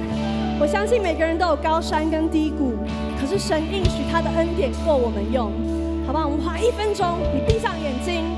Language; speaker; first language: Chinese; native; Chinese